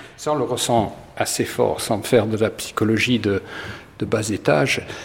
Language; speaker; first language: French; non-native, fluent; English